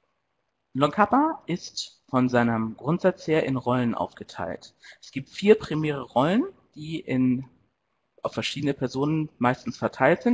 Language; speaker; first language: German; native; German